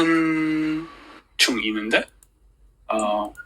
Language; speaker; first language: Korean; non-native, learner; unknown